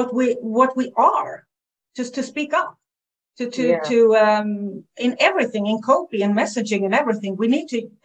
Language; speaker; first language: English; non-native, fluent; Swedish